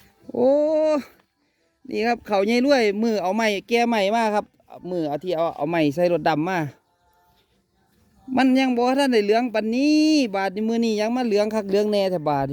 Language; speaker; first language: Thai; non-native, local second language; Northeastern Thai